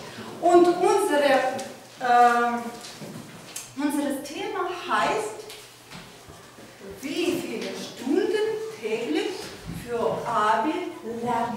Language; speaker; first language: German; non-native, fluent; Ukrainian